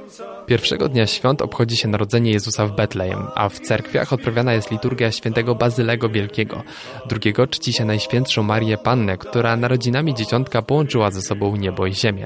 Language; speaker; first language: Polish; native; Polish